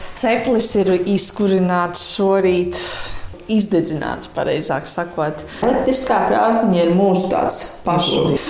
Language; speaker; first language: Latvian; native; Latvian